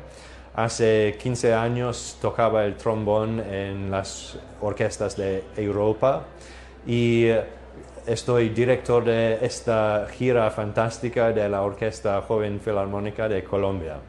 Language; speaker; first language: Spanish; non-native, learner; English